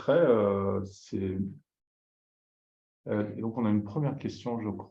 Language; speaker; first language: French; native; French